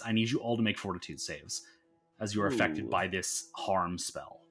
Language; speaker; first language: English; native; English